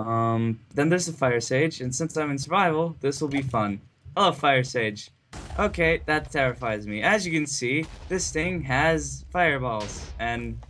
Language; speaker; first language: English; native; English